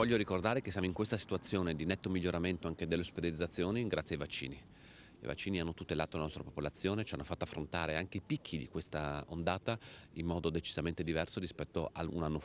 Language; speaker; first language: Italian; native; Italian